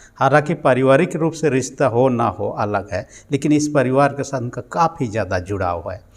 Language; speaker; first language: Hindi; native; Hindi